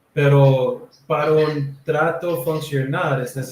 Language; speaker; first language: Spanish; non-native, learner; English